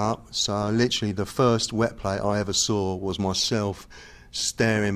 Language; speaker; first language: English; native; English